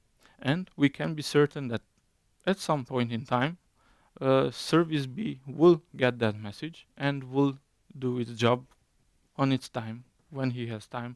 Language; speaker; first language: English; non-native, fluent; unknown